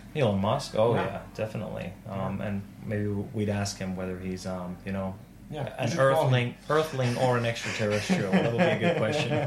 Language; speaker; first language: English; non-native, fluent; Finnish